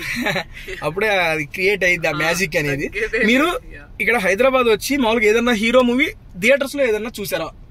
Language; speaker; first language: Telugu; native; Telugu